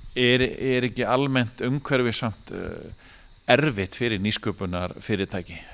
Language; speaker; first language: Icelandic; native; Icelandic